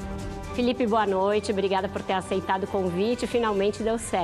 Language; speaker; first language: Portuguese; native; Portuguese